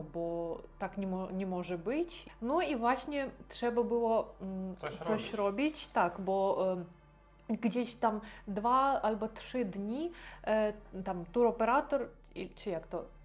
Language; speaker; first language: Polish; non-native, learner; Russian